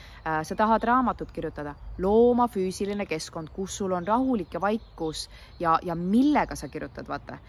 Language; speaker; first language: Estonian; native; Estonian